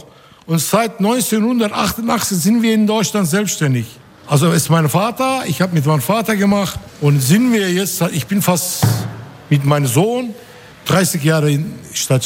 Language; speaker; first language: German; non-native, fluent; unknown